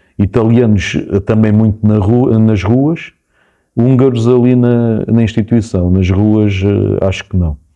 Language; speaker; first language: Portuguese; native; Portuguese